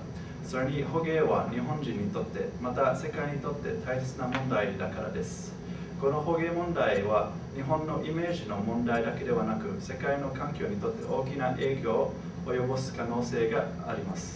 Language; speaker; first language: Japanese; non-native, fluent; English